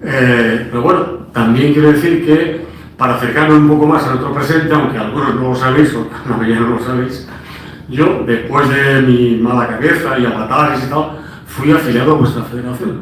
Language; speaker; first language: Spanish; native; Spanish